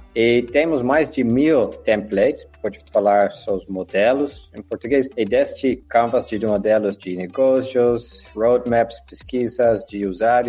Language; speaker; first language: Portuguese; non-native, learner; Dutch